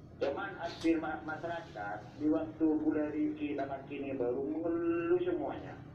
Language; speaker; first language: Malay; non-native, local second language; Madurese